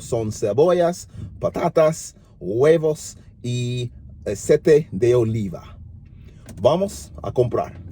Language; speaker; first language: Spanish; non-native, learner; English